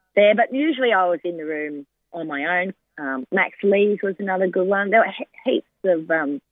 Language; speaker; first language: English; native; English